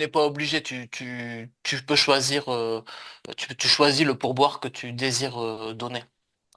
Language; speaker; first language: French; native; French